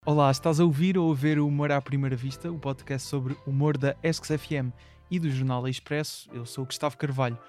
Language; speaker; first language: Portuguese; native; Portuguese